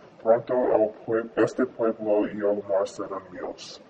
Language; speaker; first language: Spanish; non-native, learner; English